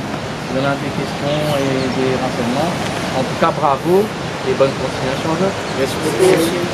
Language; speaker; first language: French; native; French